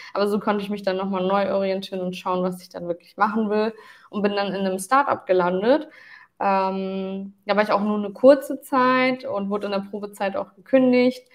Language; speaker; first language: German; early bilingual, other home language; Turkish